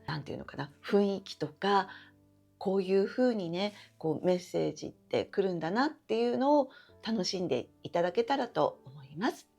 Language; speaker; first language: Japanese; native; Japanese